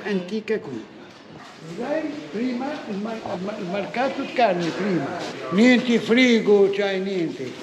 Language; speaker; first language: Italian; non-native, learner; Arabic